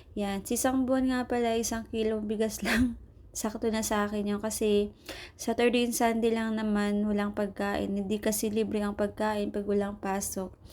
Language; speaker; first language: Filipino; native; Filipino